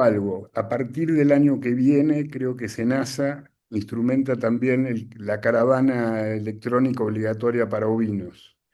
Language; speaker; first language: Spanish; native; Spanish